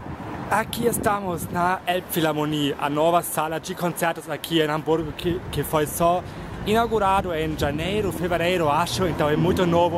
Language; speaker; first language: Portuguese; non-native, fluent; German